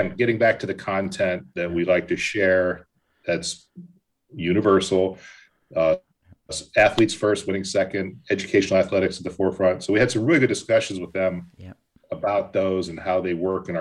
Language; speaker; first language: English; native; English